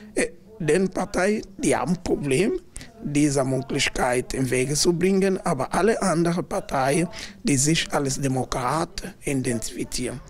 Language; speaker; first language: German; non-native, fluent; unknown